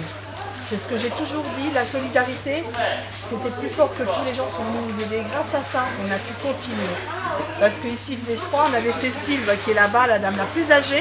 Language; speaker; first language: French; native; French